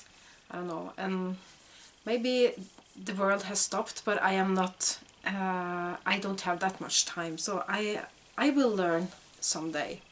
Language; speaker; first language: English; non-native, fluent; Norwegian